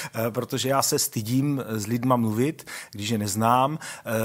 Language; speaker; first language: Czech; native; Czech